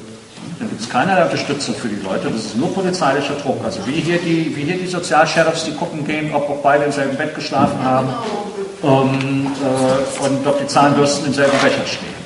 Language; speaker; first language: German; native; German